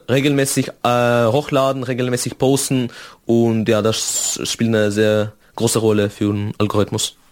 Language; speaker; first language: German; non-native, fluent; Russian